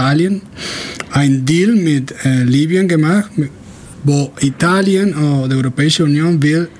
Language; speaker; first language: German; non-native, fluent; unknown